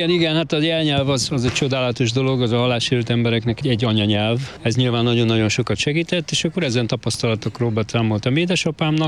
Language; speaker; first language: Hungarian; native; Hungarian